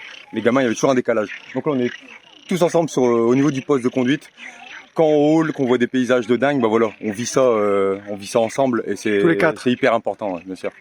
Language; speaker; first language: French; native; French